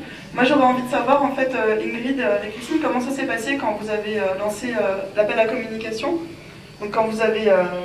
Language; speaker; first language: French; native; French